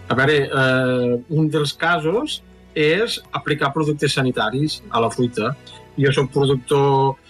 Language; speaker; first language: Catalan; native; Catalan